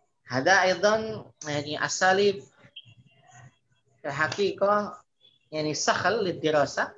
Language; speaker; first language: Arabic; non-native, fluent; Indonesian